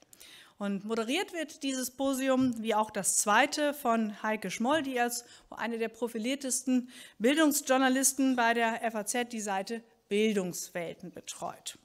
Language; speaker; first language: German; native; German